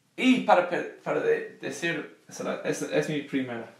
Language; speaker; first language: Spanish; non-native, fluent; English